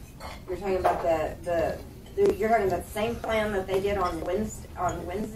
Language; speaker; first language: English; native; English